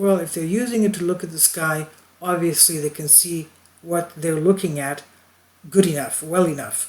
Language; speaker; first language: English; non-native, fluent; Greek